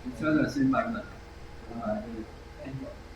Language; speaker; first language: Chinese; native; Chinese